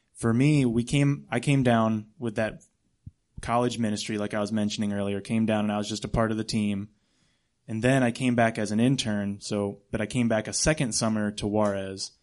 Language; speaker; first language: English; native; English